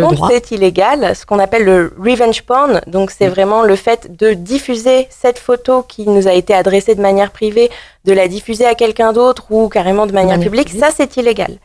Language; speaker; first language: French; native; French